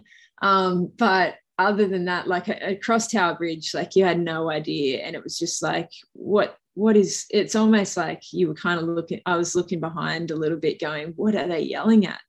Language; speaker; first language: English; native; English